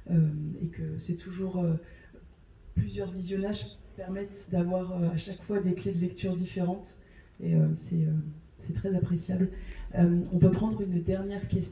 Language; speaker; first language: French; native; French